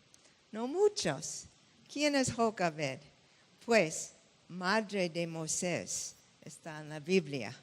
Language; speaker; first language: Spanish; non-native, fluent; English